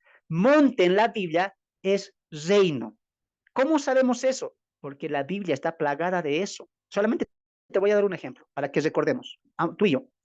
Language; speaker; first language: Spanish; native; Spanish